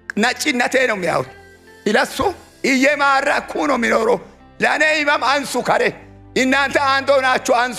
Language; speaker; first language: Amharic; non-native, local second language; Hadiyya